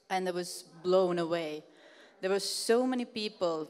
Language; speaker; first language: English; non-native, fluent; Estonian